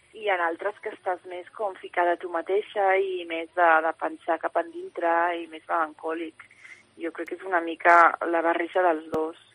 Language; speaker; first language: Catalan; early bilingual, heritage; English